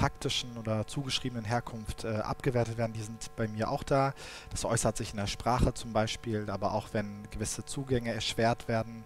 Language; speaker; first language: German; early bilingual, other home language; Kurdish